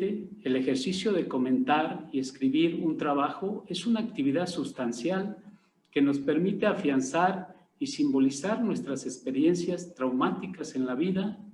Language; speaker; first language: Spanish; native; Spanish